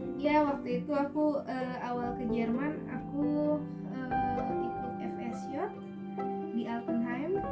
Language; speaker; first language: Indonesian; native; Indonesian